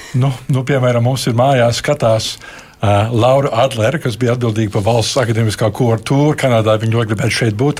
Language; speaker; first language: Latvian; early bilingual, heritage; Latvian